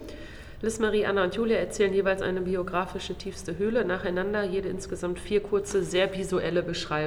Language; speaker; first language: German; native; German